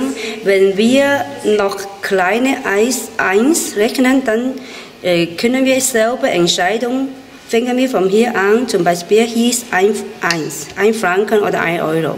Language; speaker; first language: German; non-native, learner; Chinese